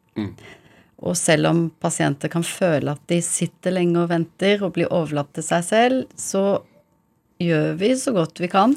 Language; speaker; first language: Norwegian; early bilingual, heritage; English